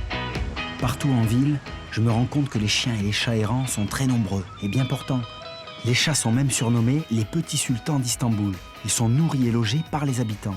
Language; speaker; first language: French; native; French